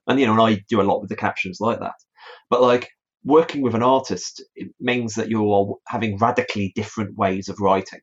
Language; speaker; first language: English; native; English